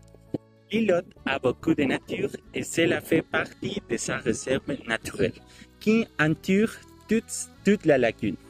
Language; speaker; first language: French; non-native, learner; Spanish